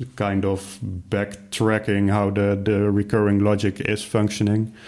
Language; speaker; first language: English; non-native, fluent; Dutch